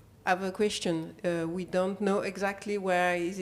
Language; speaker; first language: English; non-native, learner; French